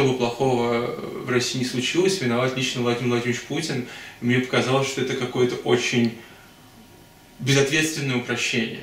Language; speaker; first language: Russian; native; Russian